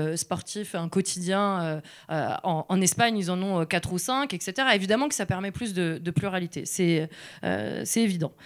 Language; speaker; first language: French; native; French